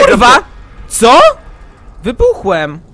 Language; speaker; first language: Polish; native; Polish